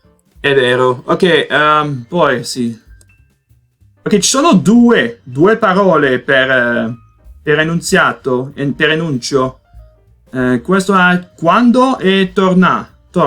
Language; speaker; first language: Italian; non-native, learner; Portuguese